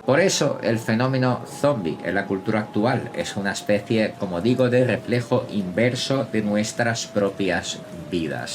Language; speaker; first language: Spanish; native; Spanish